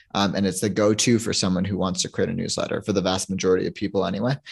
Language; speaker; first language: English; native; English